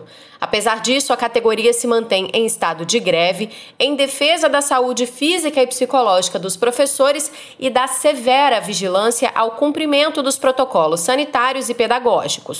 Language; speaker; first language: Portuguese; native; Portuguese